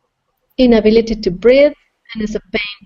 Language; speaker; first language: English; non-native, fluent; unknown